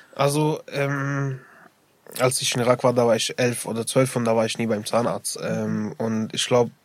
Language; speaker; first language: German; early bilingual, other home language; Arabic